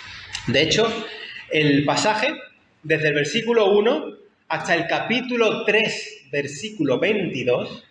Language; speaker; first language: Spanish; native; Spanish